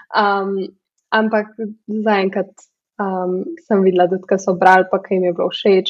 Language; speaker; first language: Slovenian; early bilingual, heritage; Slovenian